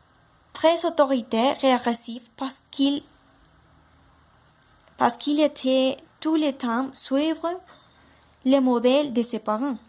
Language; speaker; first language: French; non-native, learner; Spanish